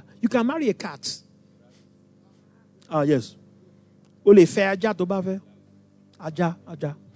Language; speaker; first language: English; non-native, local second language; Yoruba